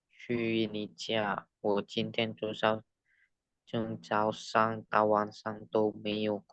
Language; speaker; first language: Chinese; non-native, learner; Indonesian